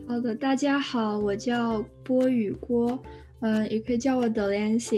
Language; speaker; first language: Chinese; early bilingual, heritage; Chinese